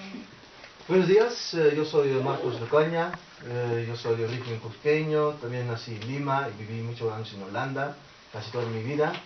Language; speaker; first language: Spanish; early bilingual, heritage; Spanish